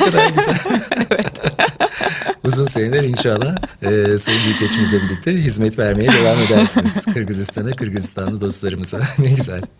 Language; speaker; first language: Turkish; native; Turkish